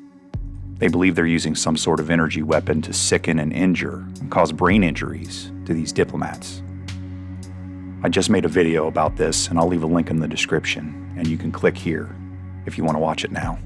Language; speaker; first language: English; native; English